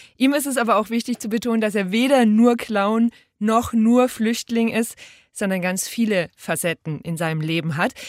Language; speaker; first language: German; native; German